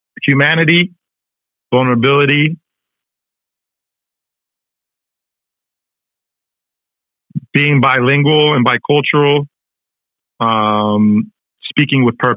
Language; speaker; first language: English; early bilingual, other home language; Spanish